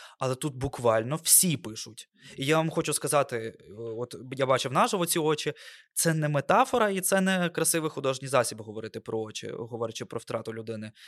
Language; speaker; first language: Ukrainian; non-native, local second language; Russian